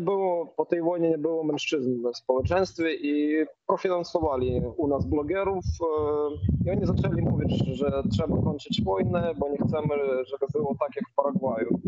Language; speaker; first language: Polish; non-native, fluent; Ukrainian